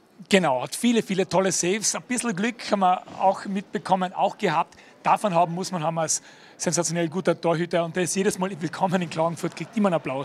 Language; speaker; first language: German; native; German